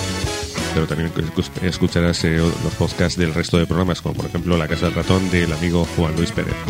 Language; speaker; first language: Spanish; native; Spanish